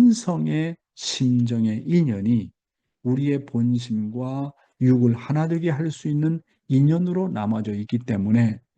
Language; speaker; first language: Korean; native; Korean